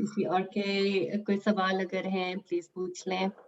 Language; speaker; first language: Urdu; native; Urdu